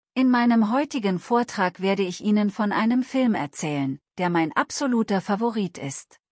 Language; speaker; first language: German; non-native, learner; Telugu